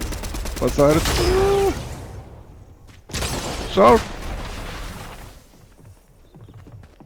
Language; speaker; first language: Lithuanian; native; Lithuanian